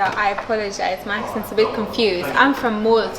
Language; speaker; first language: English; non-native, local second language; Maltese